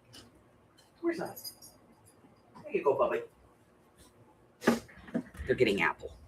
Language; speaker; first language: English; native; English